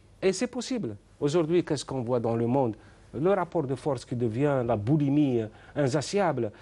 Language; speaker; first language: French; non-native, local second language; Arabic